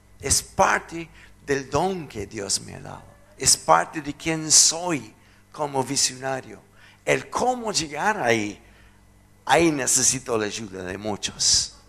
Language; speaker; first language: Spanish; non-native, fluent; English